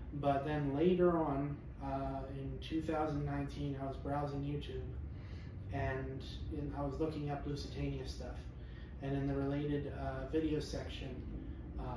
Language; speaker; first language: English; native; English